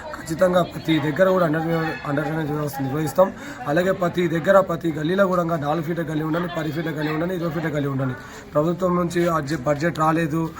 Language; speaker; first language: Telugu; native; Telugu